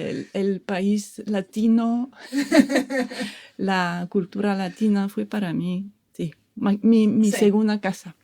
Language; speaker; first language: Spanish; non-native, fluent; French